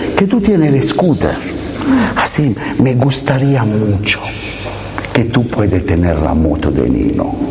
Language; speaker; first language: Spanish; non-native, fluent; Italian